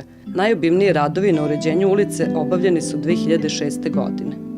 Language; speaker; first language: Serbian; native; Serbian